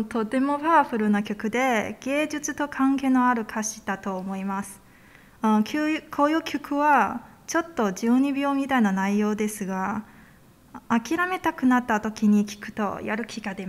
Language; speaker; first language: Japanese; non-native, fluent; Chinese